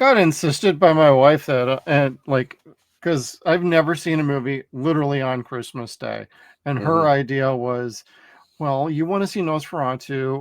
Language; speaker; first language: English; native; English